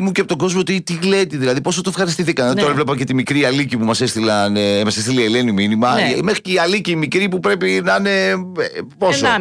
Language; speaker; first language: Greek; native; Greek